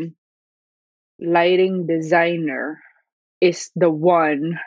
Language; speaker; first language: English; non-native, local second language; Filipino